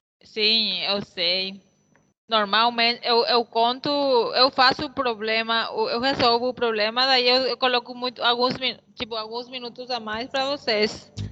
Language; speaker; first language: Portuguese; non-native, fluent; Spanish